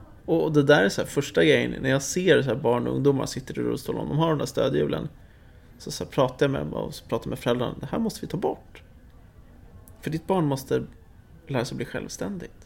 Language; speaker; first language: Swedish; native; Swedish